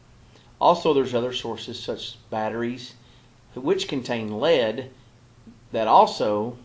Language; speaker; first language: English; native; English